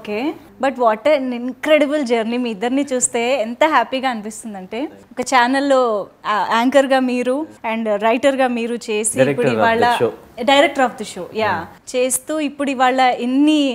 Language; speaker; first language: Telugu; native; Telugu